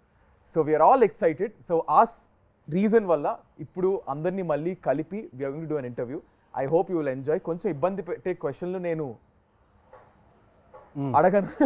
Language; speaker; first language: Telugu; native; Telugu